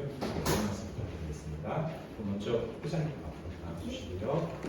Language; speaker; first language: Korean; native; Korean